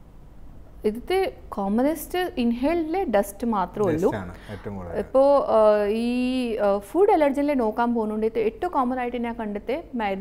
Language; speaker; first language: Malayalam; non-native, fluent; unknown